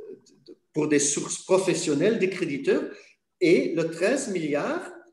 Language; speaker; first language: French; non-native, fluent; Dutch